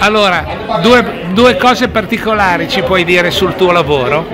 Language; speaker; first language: Italian; native; Italian